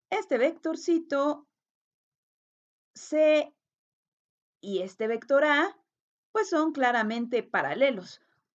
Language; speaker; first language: Spanish; native; Spanish